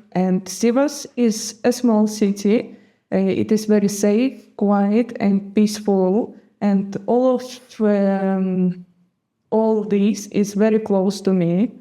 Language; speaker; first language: English; non-native, fluent; Gagauz